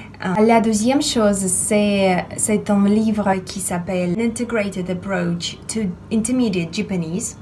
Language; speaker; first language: French; non-native, fluent; Russian